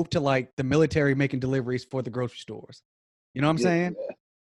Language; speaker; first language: English; native; English